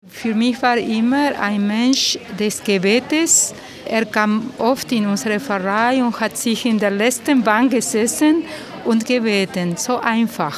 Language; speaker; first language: German; non-native, fluent; Spanish